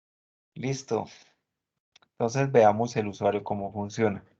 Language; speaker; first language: Spanish; native; Spanish